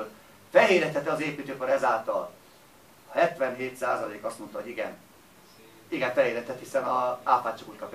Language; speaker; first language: Hungarian; native; Hungarian